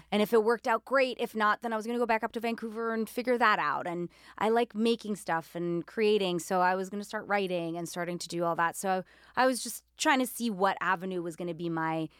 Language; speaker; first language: English; non-native, fluent; Greek